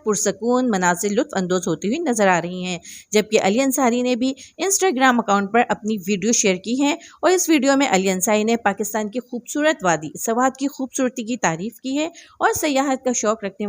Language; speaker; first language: Urdu; native; Urdu